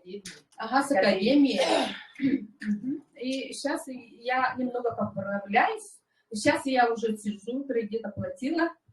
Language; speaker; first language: Russian; non-native, local second language; Yakut